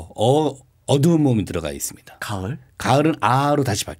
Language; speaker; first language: Korean; native; Korean